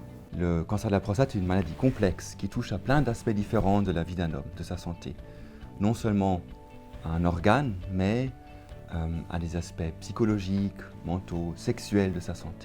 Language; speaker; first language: French; native; French